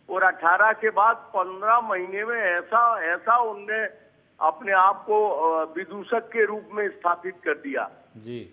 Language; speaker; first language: Hindi; native; Hindi